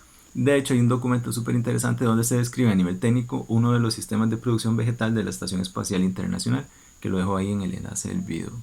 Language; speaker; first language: Spanish; native; Spanish